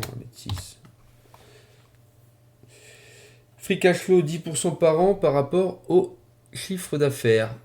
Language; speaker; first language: French; native; French